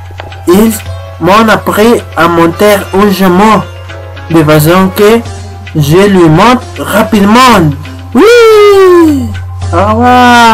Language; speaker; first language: French; non-native, learner; Spanish